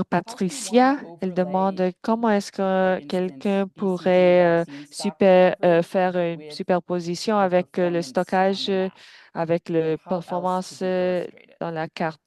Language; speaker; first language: French; non-native, fluent; English